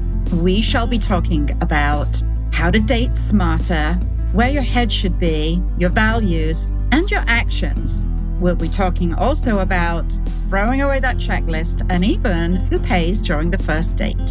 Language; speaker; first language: English; native; English